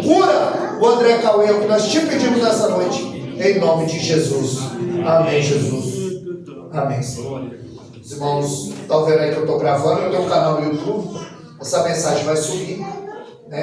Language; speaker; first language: Portuguese; native; Portuguese